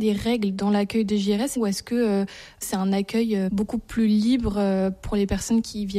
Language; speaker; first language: French; native; French